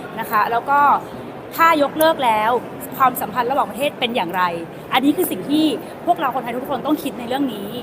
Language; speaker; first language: Thai; native; Thai